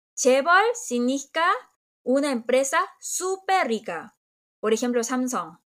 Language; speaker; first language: Spanish; non-native, fluent; Korean